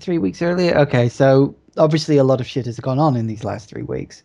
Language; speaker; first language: English; native; English